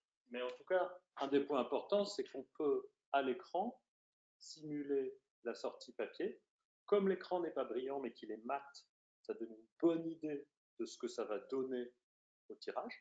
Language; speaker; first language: French; native; French